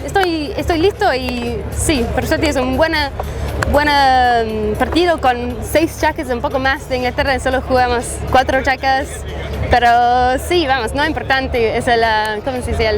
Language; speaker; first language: Spanish; non-native, learner; English